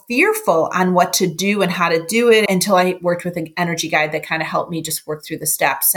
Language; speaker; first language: English; native; English